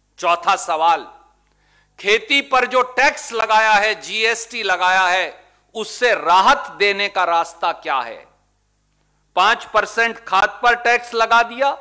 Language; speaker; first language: Hindi; native; Hindi